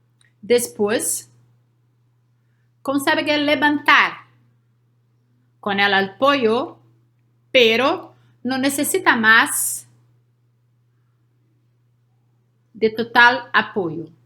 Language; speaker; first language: Spanish; non-native, learner; Portuguese